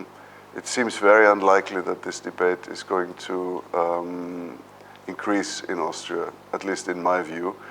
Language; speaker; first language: English; non-native, fluent; German